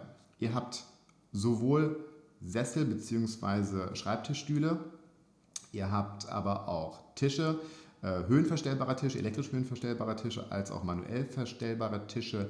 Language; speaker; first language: German; native; German